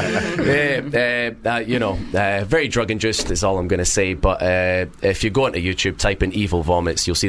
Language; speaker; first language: English; native; English